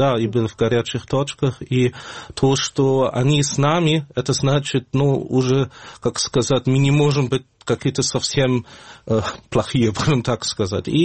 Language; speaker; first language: Russian; non-native, fluent; German